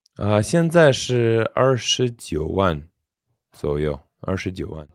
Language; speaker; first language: Chinese; non-native, fluent; English